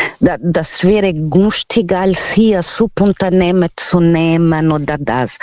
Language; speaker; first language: German; non-native, learner; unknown